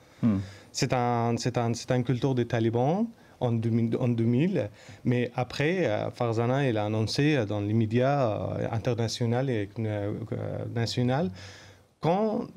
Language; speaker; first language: French; non-native, learner; Persian